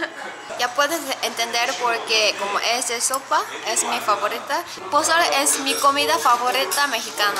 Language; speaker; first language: Spanish; non-native, learner; Korean